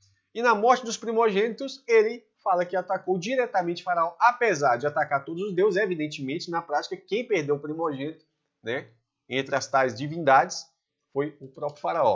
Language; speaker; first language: Portuguese; native; Portuguese